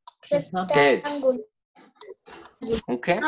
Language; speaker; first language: Spanish; native; Spanish